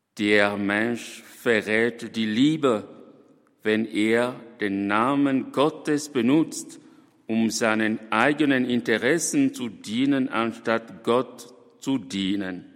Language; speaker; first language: German; non-native, fluent; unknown